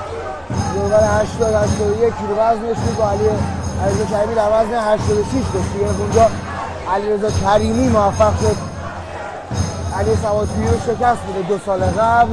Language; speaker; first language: Persian; native; Persian